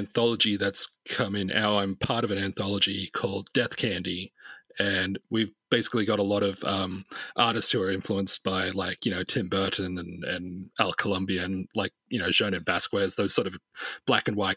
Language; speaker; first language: English; native; English